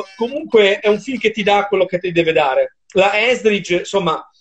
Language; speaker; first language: Italian; native; Italian